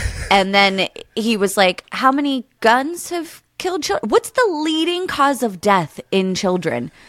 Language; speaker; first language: English; native; English